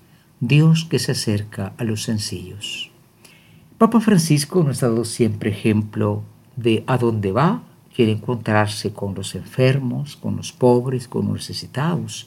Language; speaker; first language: Spanish; native; Spanish